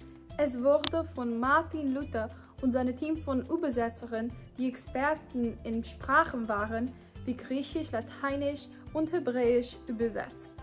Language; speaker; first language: German; non-native, fluent; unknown